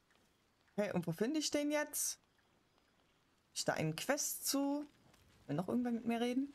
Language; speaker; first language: German; native; German